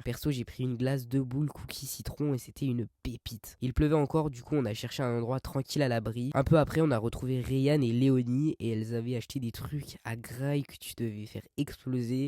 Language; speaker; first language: French; native; French